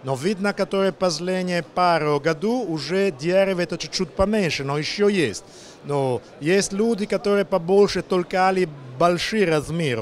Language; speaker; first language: Russian; non-native, learner; Italian